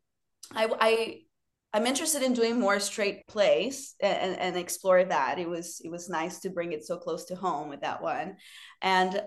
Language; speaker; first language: English; non-native, fluent; Portuguese